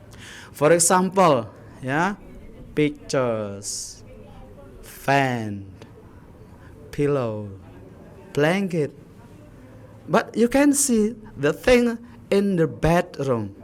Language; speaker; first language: English; non-native, learner; Indonesian